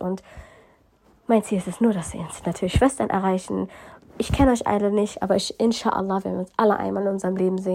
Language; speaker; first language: German; early bilingual, other home language; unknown